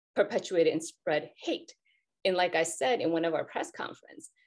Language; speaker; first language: English; native; English